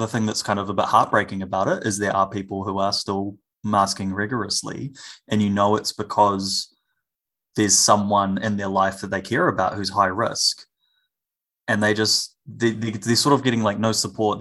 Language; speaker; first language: English; native; English